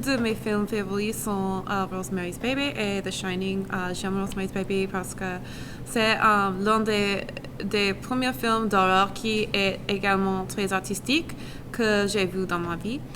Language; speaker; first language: French; non-native, learner; English